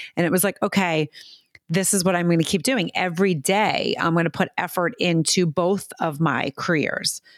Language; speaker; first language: English; native; English